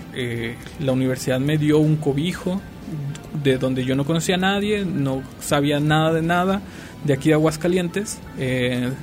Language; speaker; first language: Spanish; native; Spanish